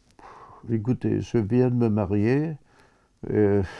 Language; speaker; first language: French; native; French